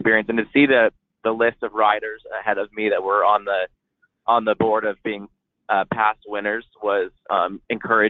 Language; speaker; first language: English; native; English